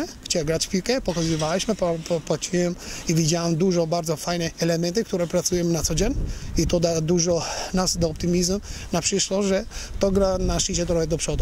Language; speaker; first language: Polish; non-native, learner; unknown